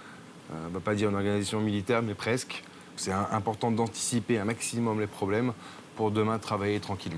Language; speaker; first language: French; native; French